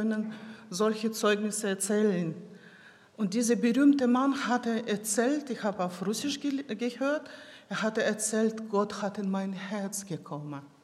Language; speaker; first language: German; non-native, local second language; Russian